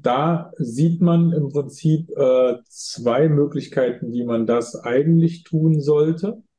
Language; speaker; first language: German; native; German